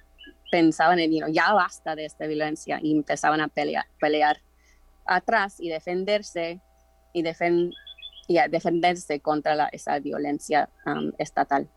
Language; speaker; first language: Spanish; early bilingual, heritage; Spanish